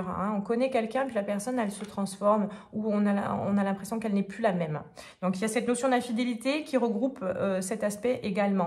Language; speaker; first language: French; native; French